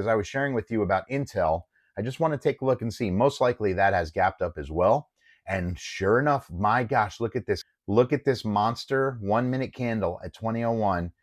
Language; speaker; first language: English; native; English